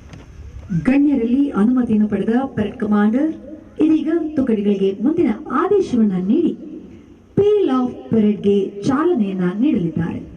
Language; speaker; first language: Kannada; native; Kannada